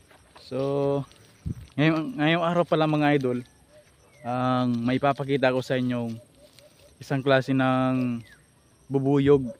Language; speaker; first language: Filipino; native; Filipino